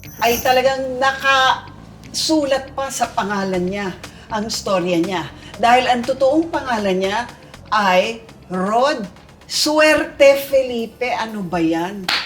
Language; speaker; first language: Filipino; native; Filipino